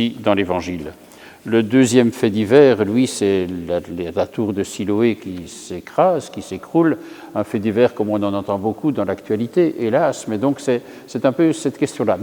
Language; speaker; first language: French; native; French